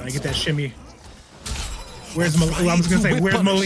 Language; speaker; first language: English; native; English